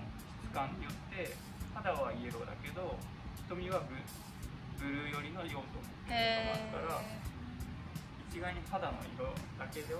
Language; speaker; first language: Japanese; native; Japanese